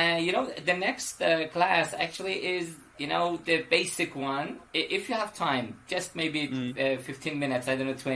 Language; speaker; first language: English; non-native, fluent; Persian